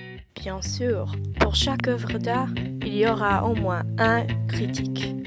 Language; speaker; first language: French; non-native, fluent; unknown